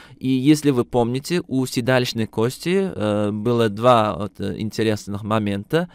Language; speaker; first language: Russian; non-native, local second language; Uzbek